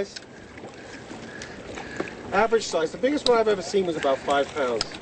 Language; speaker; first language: English; native; English